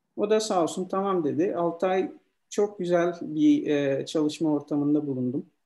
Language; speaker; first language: Turkish; native; Turkish